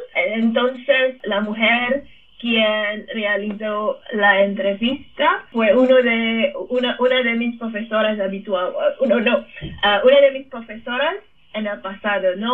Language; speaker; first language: Spanish; non-native, fluent; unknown